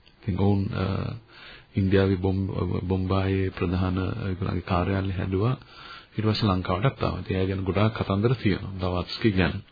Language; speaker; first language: Sinhala; native; Sinhala